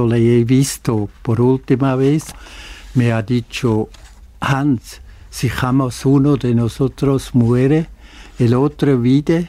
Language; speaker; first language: Spanish; non-native, fluent; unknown